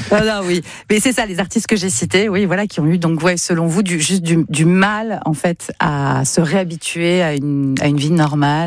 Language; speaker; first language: French; native; French